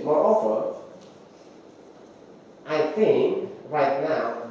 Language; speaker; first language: English; non-native, fluent; Indonesian